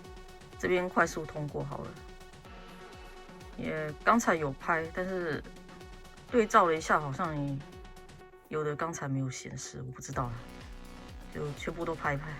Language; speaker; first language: Chinese; native; Chinese